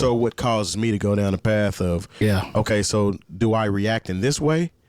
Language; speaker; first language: English; native; English